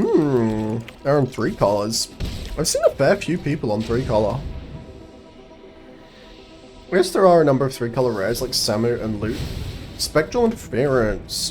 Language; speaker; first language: English; native; English